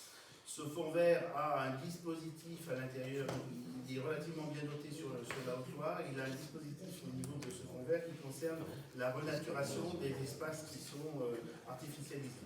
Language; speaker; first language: French; native; French